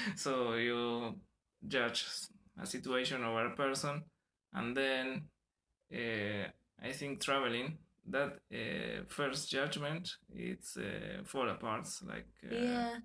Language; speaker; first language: English; non-native, fluent; Spanish